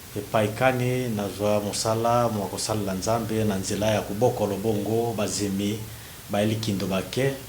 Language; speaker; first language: Lingala; native; Lingala